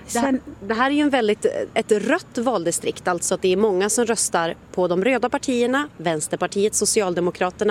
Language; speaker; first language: Swedish; native; Swedish